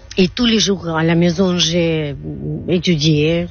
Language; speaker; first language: French; non-native, learner; Georgian